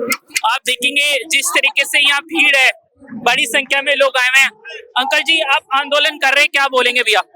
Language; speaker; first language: Hindi; native; Hindi